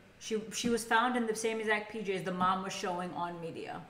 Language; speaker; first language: English; native; English